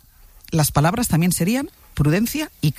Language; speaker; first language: Spanish; native; Spanish